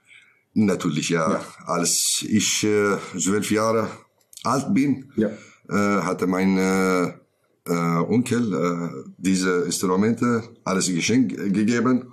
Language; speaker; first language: German; non-native, learner; Kurdish